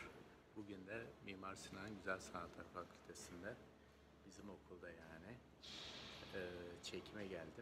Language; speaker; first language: Turkish; native; Turkish